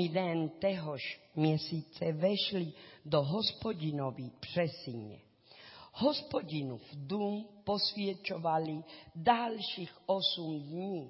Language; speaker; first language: Czech; non-native, learner; Spanish